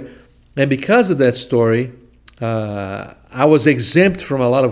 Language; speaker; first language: English; non-native, fluent; Portuguese